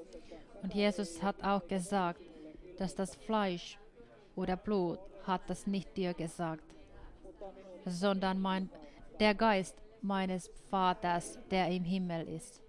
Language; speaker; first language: German; non-native, fluent; Finnish